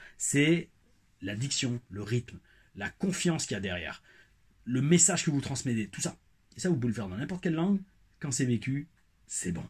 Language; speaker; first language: French; native; French